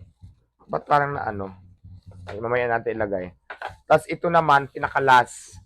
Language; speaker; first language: Filipino; non-native, local second language; Hiligaynon